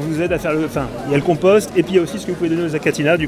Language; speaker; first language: French; native; French